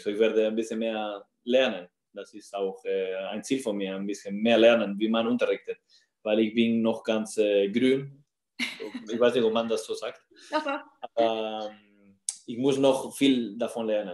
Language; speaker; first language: German; non-native, fluent; Spanish